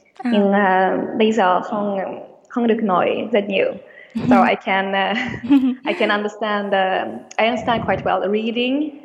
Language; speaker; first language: Vietnamese; non-native, learner; Swedish